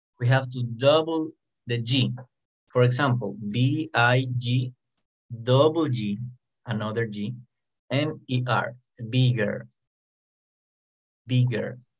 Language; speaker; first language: English; non-native, fluent; Spanish